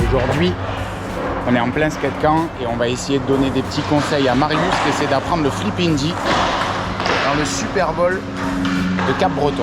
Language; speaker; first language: French; native; French